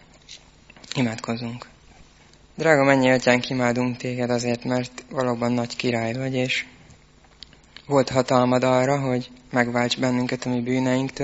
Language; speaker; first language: Hungarian; native; Hungarian